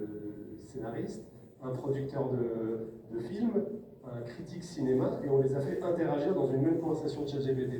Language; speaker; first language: French; native; French